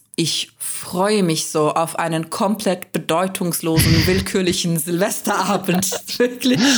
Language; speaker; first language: German; non-native, fluent; Turkish